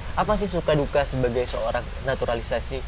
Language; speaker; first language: Indonesian; native; Indonesian